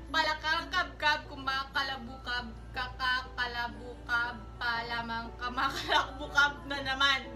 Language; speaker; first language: Filipino; non-native, local second language; Hiligaynon